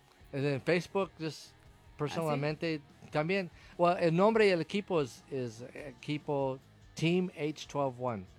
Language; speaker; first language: Spanish; non-native, learner; English